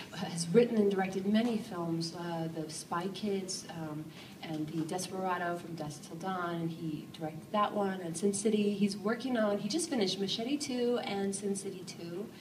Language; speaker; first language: English; native; English